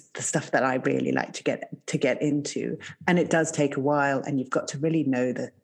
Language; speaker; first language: English; native; English